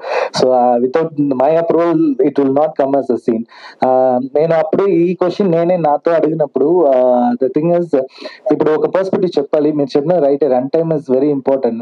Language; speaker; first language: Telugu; non-native, fluent; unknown